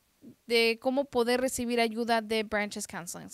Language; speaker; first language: Spanish; native; Spanish